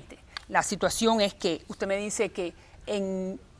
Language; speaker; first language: Spanish; native; Spanish